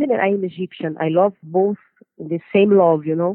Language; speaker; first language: English; non-native, learner; Portuguese